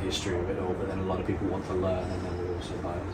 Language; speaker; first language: English; native; English